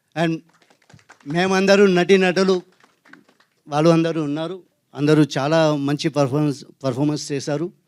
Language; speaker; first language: Telugu; non-native, learner; Hindi